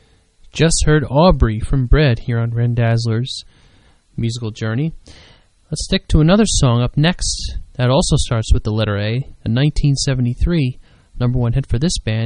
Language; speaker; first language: English; native; English